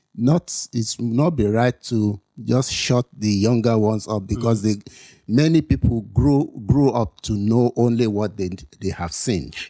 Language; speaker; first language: English; non-native, local second language; Yoruba